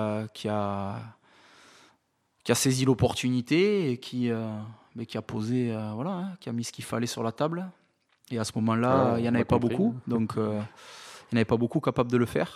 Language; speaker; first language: French; native; French